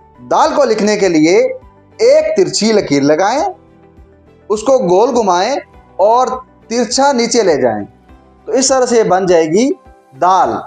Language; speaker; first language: Urdu; native; Urdu